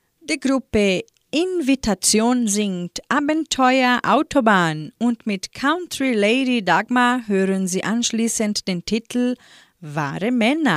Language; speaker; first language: German; native; German